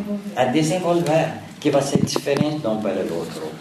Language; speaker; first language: Spanish; non-native, learner; French